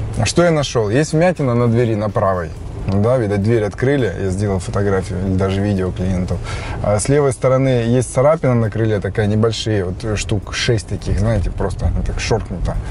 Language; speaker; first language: Russian; native; Russian